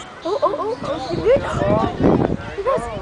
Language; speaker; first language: English; native; English